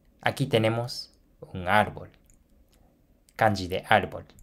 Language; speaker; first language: Spanish; non-native, fluent; Japanese